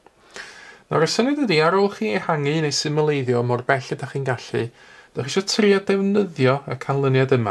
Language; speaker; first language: Welsh; native; Welsh